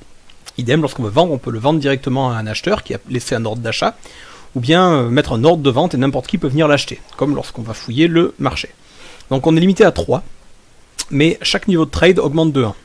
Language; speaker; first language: French; native; French